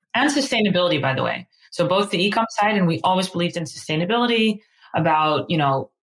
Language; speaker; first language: English; non-native, fluent; Dutch